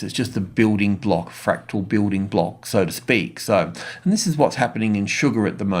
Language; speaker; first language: English; native; English